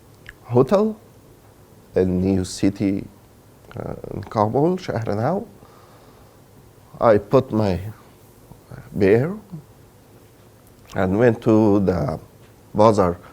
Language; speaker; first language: English; non-native, learner; Persian